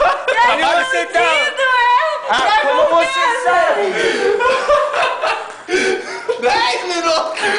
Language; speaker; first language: Portuguese; non-native, learner; English